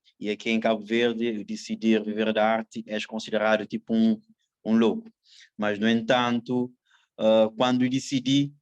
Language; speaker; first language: Portuguese; non-native, local second language; Kabuverdianu